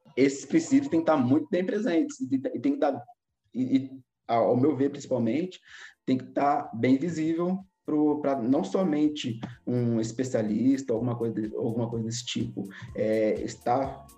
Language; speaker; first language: Portuguese; native; Portuguese